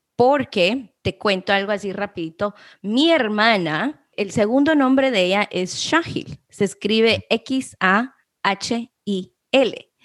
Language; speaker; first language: Spanish; early bilingual, heritage; Spanish